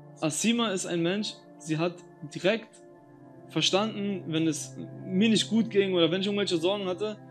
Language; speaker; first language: German; early bilingual, other home language; Albanian